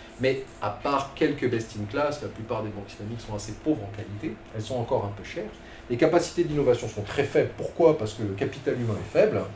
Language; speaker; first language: French; non-native, local second language; Arabic